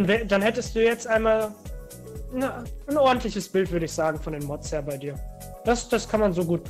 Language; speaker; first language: German; native; German